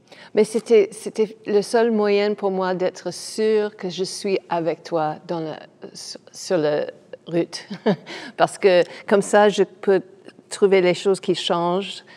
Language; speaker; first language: French; non-native, fluent; English